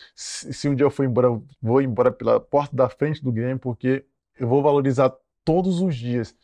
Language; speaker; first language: Portuguese; native; Portuguese